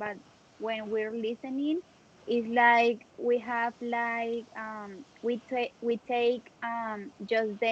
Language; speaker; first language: English; non-native, learner; Spanish